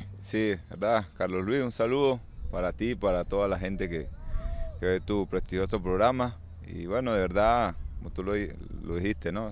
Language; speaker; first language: Spanish; native; Spanish